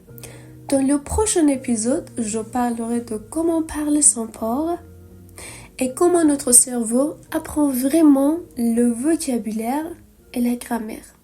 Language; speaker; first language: French; non-native, fluent; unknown